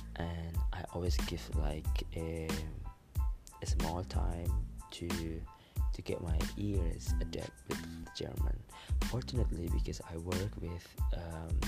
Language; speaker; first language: English; non-native, fluent; Malay